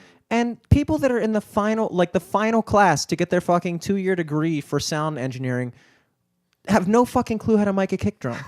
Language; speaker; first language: English; native; English